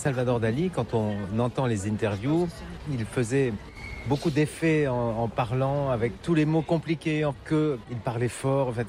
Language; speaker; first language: French; native; French